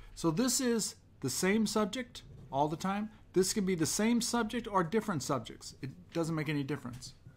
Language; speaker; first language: English; native; English